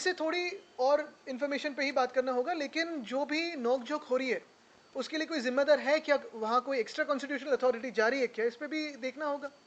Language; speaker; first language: Hindi; non-native, local second language; Marathi